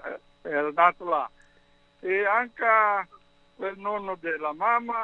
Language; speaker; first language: Italian; early bilingual, heritage; Italian